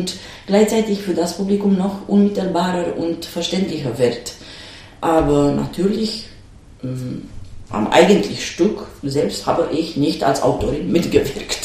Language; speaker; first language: German; non-native, fluent; Romanian